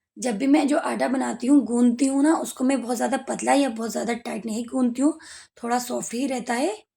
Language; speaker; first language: Hindi; native; Hindi